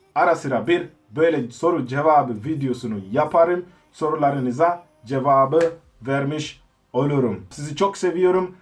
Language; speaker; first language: Turkish; non-native, fluent; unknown